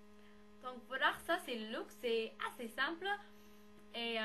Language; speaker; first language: French; non-native, learner; English